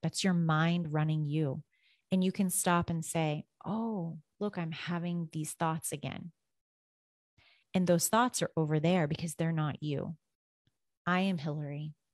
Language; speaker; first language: English; native; English